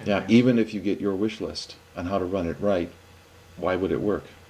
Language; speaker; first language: English; native; English